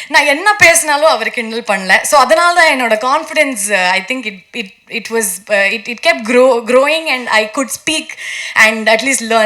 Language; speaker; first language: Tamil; non-native, learner; Kannada